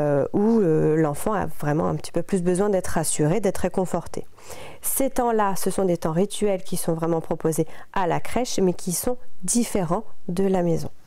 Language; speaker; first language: French; native; French